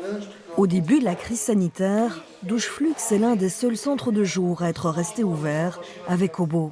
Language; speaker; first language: French; native; French